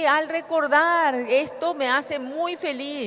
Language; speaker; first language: Spanish; native; Spanish